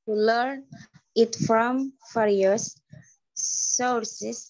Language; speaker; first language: English; non-native, learner; Indonesian